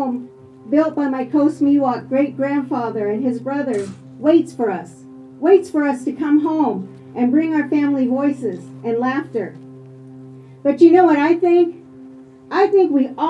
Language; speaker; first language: English; native; English